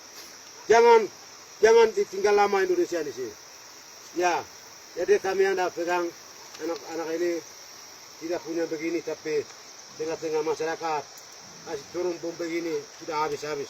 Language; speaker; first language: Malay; non-native, local second language; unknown